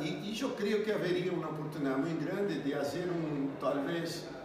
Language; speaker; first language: Spanish; non-native, learner; Portuguese